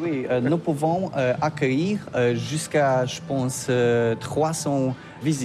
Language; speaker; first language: French; non-native, learner; Polish